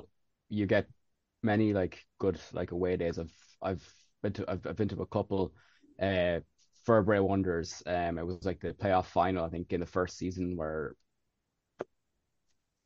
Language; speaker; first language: English; native; English